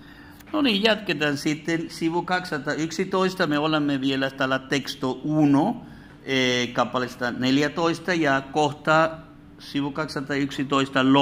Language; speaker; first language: Finnish; non-native, fluent; Spanish